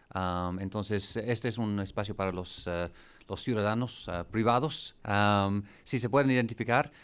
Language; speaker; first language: Spanish; non-native, fluent; English